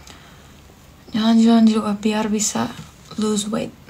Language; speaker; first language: Indonesian; non-native, fluent; Turkish